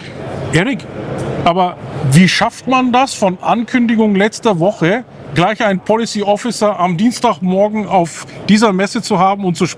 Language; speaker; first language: German; native; German